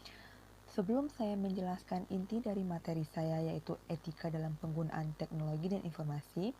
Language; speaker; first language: Indonesian; native; Indonesian